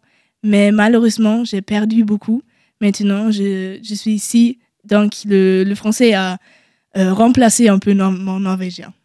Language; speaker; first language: French; non-native, learner; German